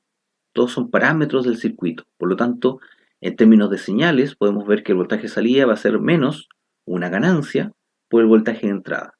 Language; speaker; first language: Spanish; native; Spanish